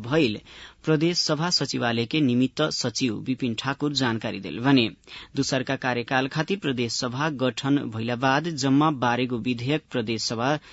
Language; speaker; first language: Bhojpuri; native; Bhojpuri